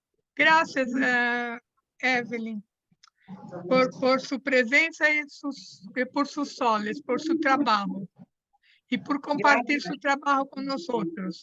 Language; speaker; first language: Spanish; non-native, fluent; Portuguese